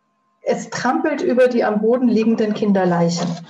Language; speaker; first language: German; native; German